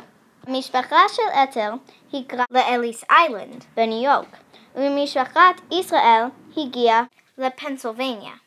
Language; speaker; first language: Hebrew; non-native, learner; English